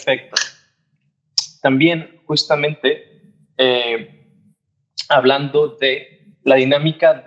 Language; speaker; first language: Spanish; native; Spanish